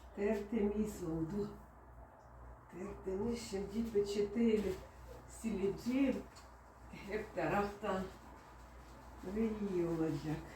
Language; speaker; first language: Turkish; non-native, learner; Russian